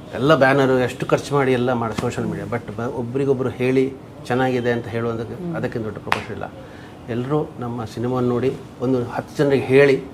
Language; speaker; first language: Kannada; non-native, local second language; Tulu